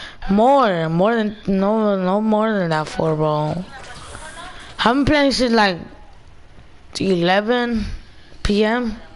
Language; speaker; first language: English; early bilingual, other home language; Spanish